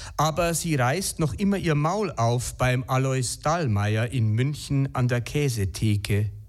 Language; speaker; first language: German; native; German